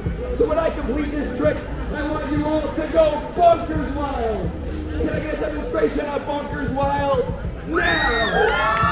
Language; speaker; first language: English; native; English